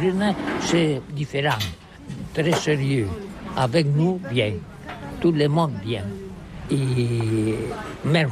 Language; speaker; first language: French; non-native, learner; Catalan